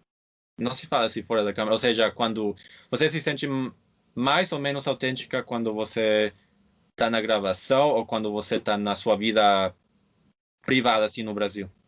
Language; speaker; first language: Portuguese; non-native, fluent; English